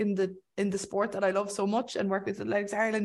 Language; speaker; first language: English; native; English